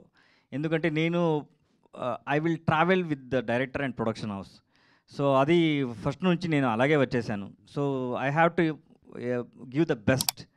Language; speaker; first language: Telugu; non-native, learner; Kannada